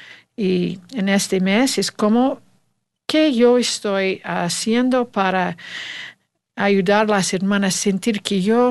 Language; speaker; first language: Spanish; non-native, learner; English